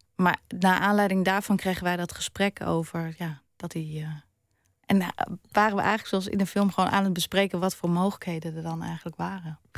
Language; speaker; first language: Dutch; early bilingual, other home language; German